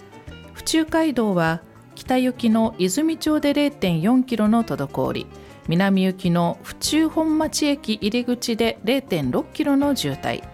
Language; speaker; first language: Japanese; native; Japanese